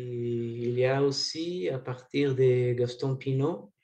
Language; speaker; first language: French; non-native, learner; Portuguese